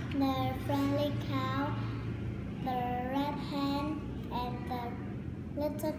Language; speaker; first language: English; non-native, learner; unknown